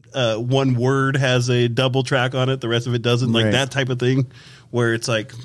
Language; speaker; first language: English; native; English